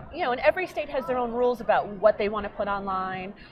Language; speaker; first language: English; native; English